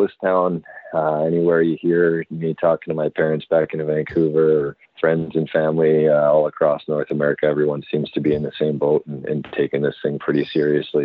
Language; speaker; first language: English; native; English